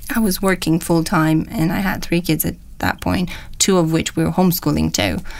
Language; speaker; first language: English; non-native, fluent; Romanian